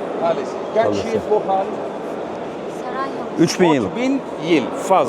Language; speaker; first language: Turkish; non-native, learner; Arabic